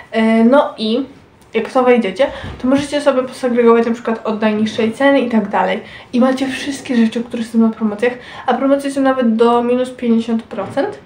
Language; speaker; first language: Polish; native; Polish